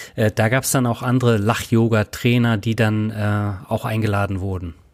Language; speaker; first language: German; native; German